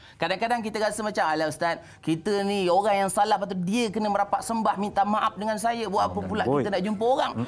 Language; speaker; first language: Malay; native; Malay